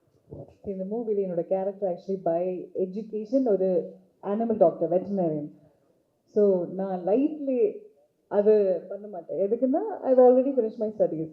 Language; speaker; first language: Tamil; early bilingual, heritage; Tamil